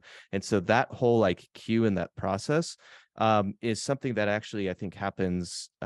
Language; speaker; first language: English; native; English